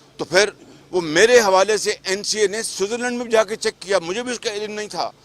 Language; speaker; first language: Urdu; non-native, local second language; Punjabi